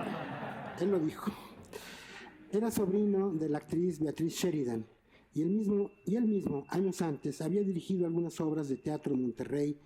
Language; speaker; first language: Spanish; native; Spanish